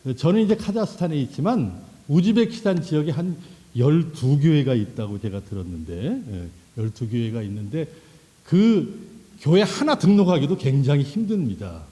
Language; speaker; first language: Korean; native; Korean